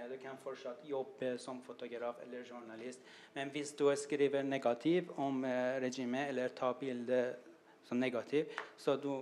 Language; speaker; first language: Norwegian; non-native, learner; Persian